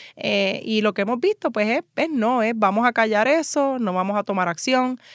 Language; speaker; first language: Spanish; native; Spanish